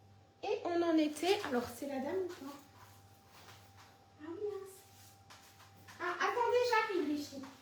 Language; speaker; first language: French; native; French